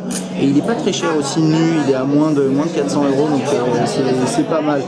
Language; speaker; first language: French; native; French